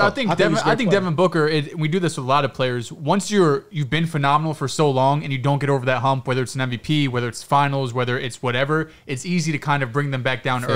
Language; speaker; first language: English; native; English